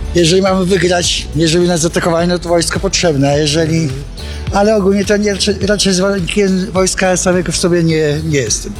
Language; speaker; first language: Polish; native; Polish